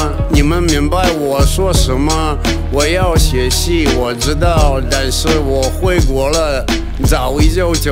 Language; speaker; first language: Chinese; non-native, learner; Russian